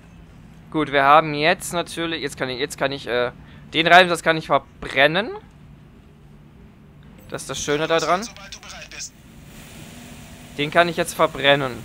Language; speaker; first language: German; native; German